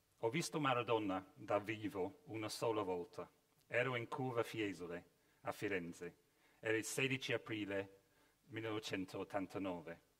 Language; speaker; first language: Italian; non-native, fluent; English